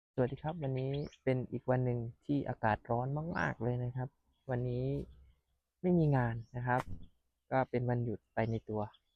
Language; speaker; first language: Thai; non-native, local second language; Northern Khmer